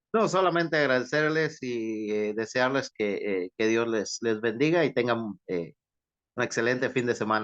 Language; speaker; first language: Spanish; native; Spanish